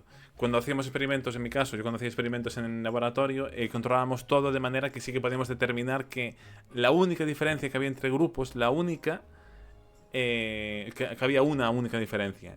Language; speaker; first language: Spanish; native; Spanish